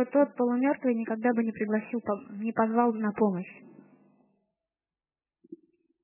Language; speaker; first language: Russian; native; Russian